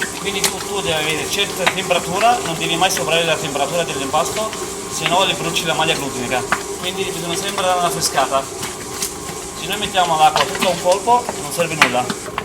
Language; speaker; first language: Italian; non-native, fluent; Arabic